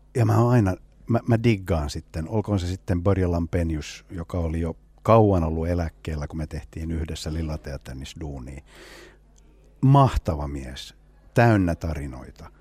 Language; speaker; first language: Finnish; non-native, local second language; Swedish